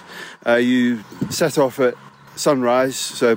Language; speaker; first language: English; native; English